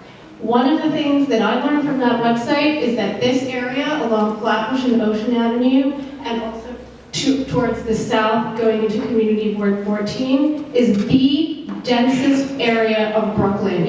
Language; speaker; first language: English; native; English